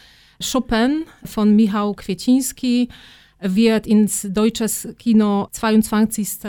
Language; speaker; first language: German; non-native, fluent; Polish